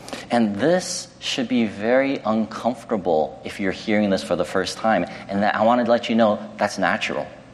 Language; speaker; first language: English; early bilingual, other home language; Chinese